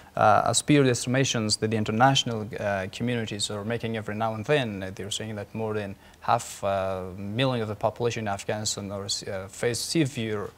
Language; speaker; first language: English; non-native, fluent; Persian